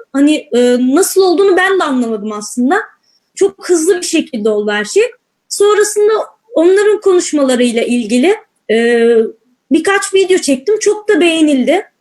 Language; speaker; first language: Turkish; native; Turkish